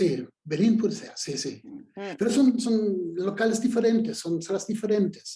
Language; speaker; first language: Spanish; non-native, fluent; German